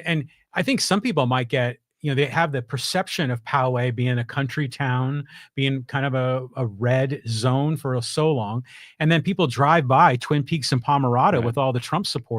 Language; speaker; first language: English; native; English